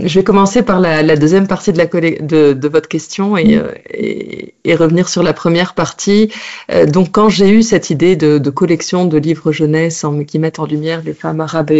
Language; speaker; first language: French; non-native, local second language; Arabic